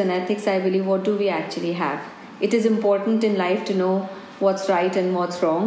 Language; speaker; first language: English; non-native, local second language; Hindi